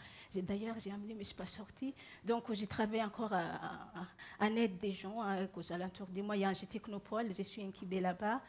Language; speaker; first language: French; non-native, local second language; Malagasy